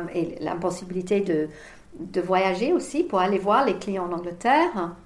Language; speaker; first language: French; non-native, fluent; English